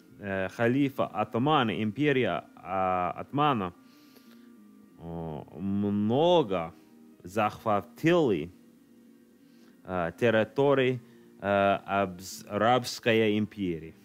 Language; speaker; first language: Russian; non-native, learner; English